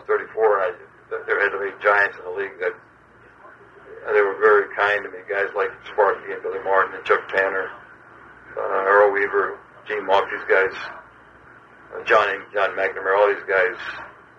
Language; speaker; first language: English; early bilingual, other home language; Spanish